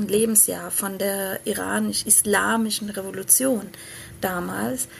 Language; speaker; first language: German; early bilingual, other home language; Persian